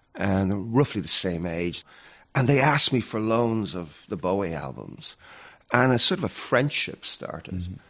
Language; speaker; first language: English; native; English